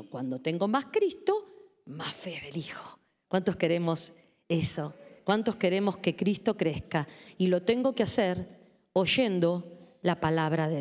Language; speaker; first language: Spanish; native; Spanish